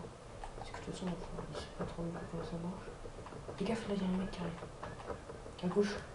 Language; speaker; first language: French; native; French